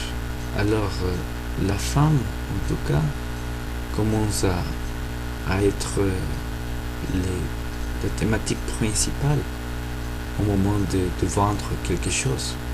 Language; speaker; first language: French; non-native, fluent; Spanish